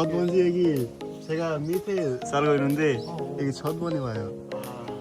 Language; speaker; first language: Korean; non-native, learner; Nepali